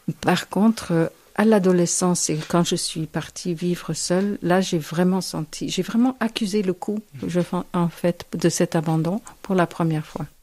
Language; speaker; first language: French; non-native, fluent; English